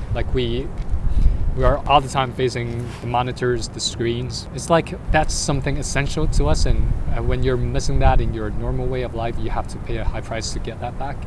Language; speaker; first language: English; non-native, fluent; Chinese